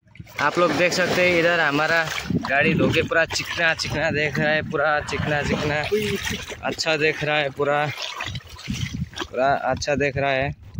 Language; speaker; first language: Hindi; non-native, local second language; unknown